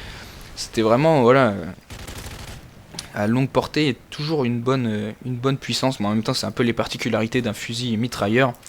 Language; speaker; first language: French; native; French